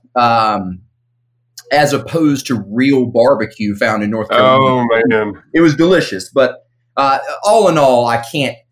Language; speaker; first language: English; native; English